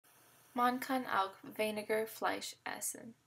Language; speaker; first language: German; non-native, learner; English